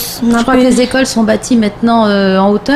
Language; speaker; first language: French; native; French